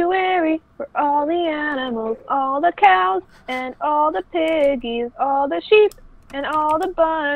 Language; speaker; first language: English; native; English